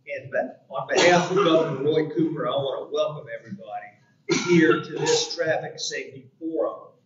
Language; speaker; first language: English; native; English